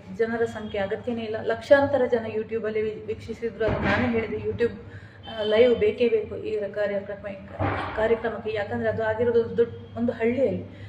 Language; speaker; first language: Kannada; native; Kannada